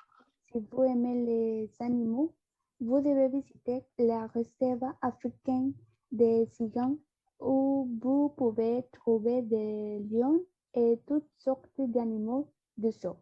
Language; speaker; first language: French; non-native, learner; Spanish